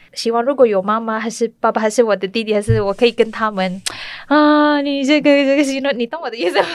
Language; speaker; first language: Chinese; non-native, learner; Malay